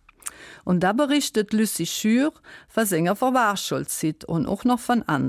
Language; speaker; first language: German; native; German